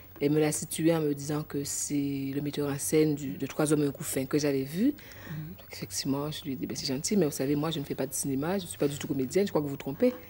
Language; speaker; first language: French; native; French